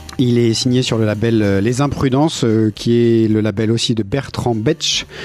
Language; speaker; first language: French; native; French